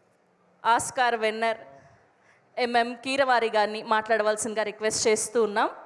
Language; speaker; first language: Telugu; native; Telugu